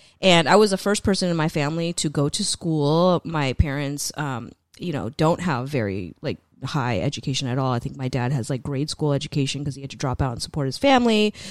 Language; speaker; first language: English; early bilingual, other home language; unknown